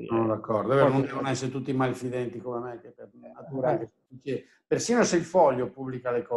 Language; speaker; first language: Italian; native; Italian